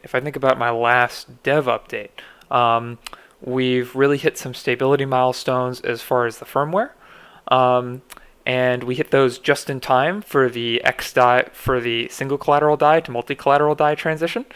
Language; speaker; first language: English; native; English